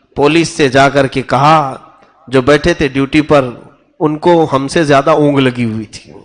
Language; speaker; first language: Urdu; native; Urdu